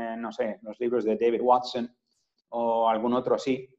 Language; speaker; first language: Spanish; native; Spanish